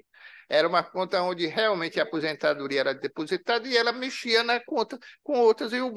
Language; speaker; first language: Portuguese; native; Portuguese